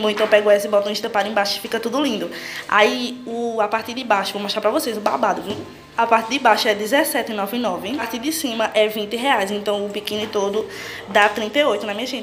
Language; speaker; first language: Portuguese; native; Portuguese